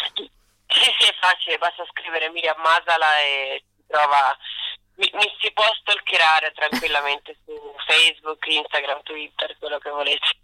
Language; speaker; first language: Italian; native; Italian